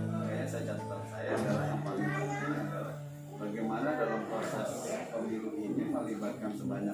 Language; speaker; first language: Indonesian; native; Indonesian